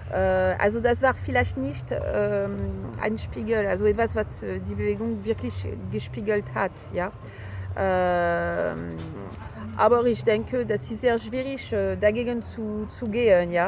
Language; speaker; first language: German; non-native, fluent; French